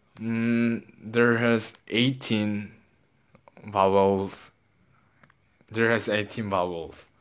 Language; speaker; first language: English; non-native, learner; Korean